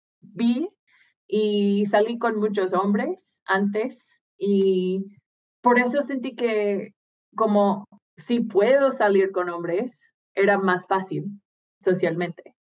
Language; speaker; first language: Spanish; non-native, fluent; English